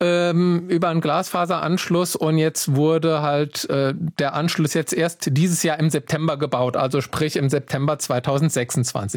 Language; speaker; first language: German; native; German